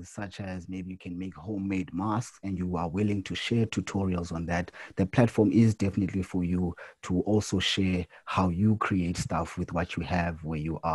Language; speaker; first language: English; non-native, local second language; Xhosa